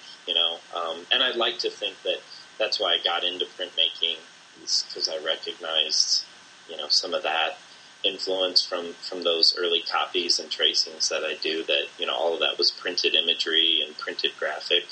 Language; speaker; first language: English; native; English